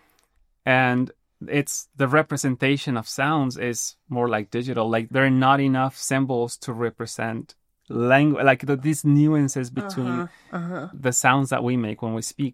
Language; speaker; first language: English; non-native, fluent; Spanish